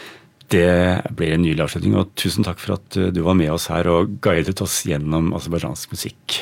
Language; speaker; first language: Norwegian; native; Norwegian